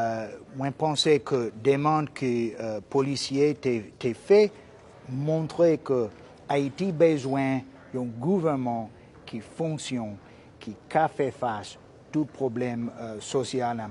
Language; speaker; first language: Haitian Creole; non-native, fluent; English